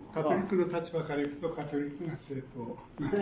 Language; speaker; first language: Japanese; native; Japanese